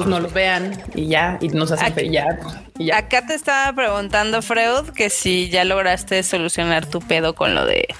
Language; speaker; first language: Spanish; native; Spanish